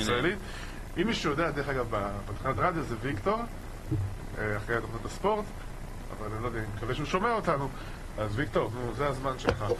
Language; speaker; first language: Hebrew; native; Hebrew